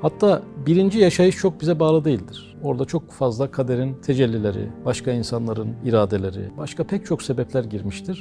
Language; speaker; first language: Turkish; native; Turkish